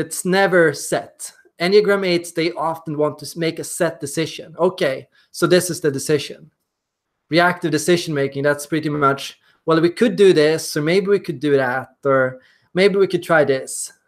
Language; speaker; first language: English; non-native, fluent; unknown